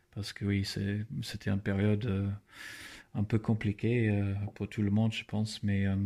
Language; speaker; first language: French; non-native, fluent; English